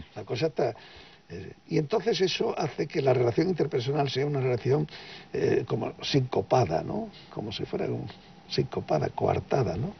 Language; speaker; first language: Spanish; native; Spanish